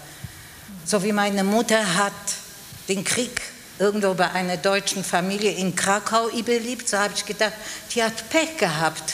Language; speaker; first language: German; non-native, fluent; Polish